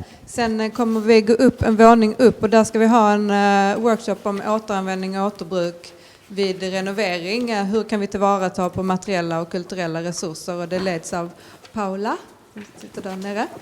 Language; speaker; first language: Swedish; native; Swedish